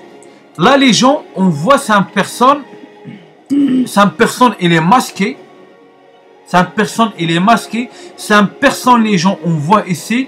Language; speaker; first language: French; non-native, learner; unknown